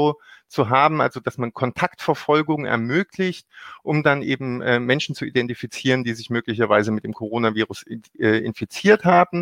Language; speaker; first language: German; native; German